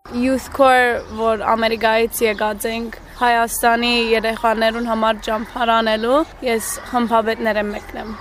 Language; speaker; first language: Armenian; early bilingual, heritage; Armenian